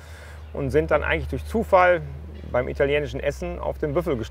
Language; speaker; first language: German; native; German